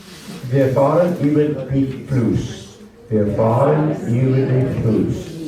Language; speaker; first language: German; non-native, learner; English